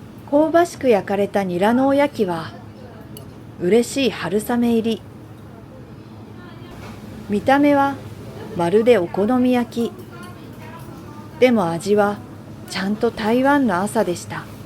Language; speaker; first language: Japanese; native; Japanese